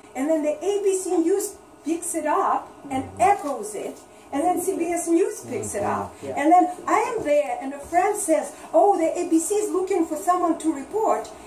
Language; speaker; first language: English; non-native, fluent; Russian